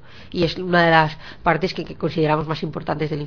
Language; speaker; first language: Spanish; native; Spanish